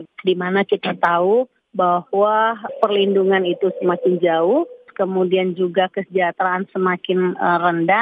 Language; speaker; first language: Indonesian; native; Indonesian